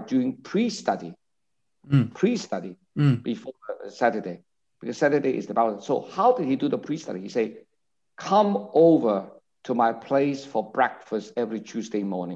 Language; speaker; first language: English; non-native, local second language; Cantonese